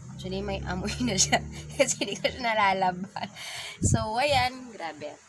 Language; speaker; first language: Filipino; non-native, local second language; Bikol